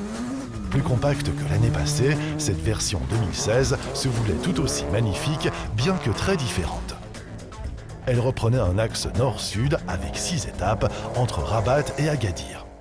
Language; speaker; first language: French; native; French